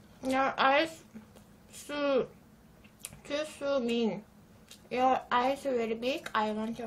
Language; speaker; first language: English; non-native, learner; Turkish